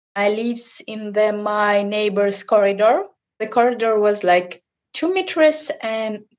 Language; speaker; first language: English; non-native, learner; Russian